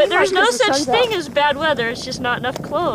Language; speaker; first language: English; native; English